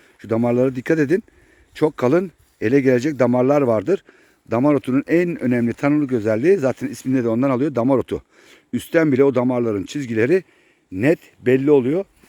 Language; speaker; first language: Turkish; native; Turkish